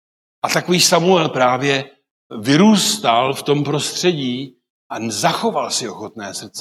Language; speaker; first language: Czech; non-native, local second language; Polish